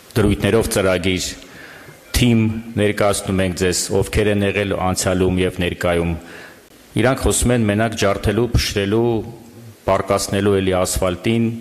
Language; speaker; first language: Armenian; native; Armenian